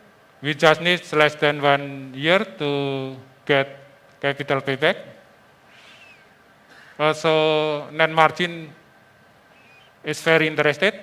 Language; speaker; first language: English; non-native, fluent; Indonesian